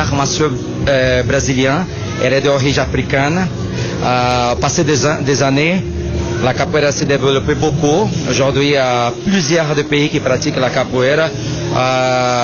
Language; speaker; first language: French; non-native, learner; Portuguese